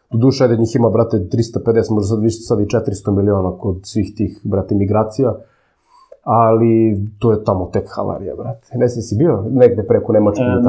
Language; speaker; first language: Serbian; native; Serbian